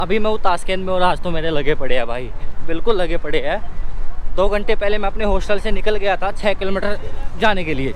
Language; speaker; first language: Hindi; native; Hindi